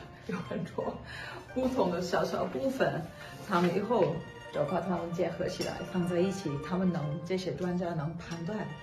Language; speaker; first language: Chinese; non-native, fluent; English